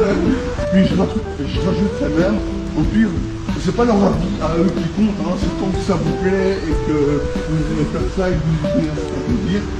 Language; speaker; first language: French; native; French